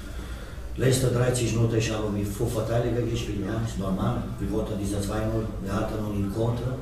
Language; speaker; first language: German; non-native, learner; Romanian